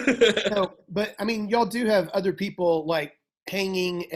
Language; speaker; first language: English; native; English